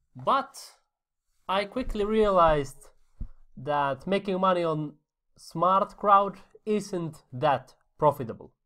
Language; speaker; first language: English; non-native, fluent; Finnish